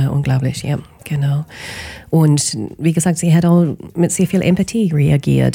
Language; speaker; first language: German; non-native, fluent; English